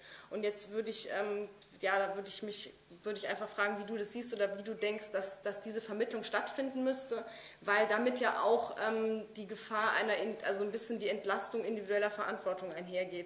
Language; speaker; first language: German; native; German